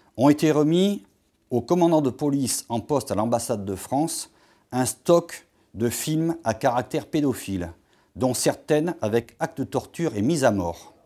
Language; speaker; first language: French; native; French